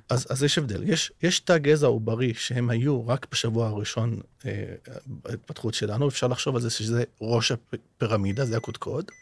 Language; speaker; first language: Hebrew; non-native, local second language; Arabic